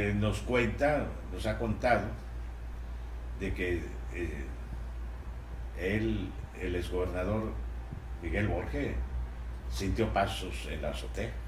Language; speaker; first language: Spanish; native; Spanish